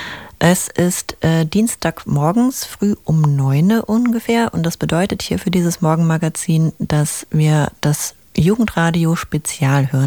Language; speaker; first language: German; native; German